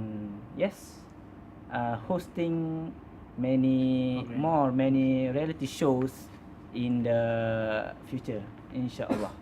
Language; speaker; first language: English; non-native, learner; Malay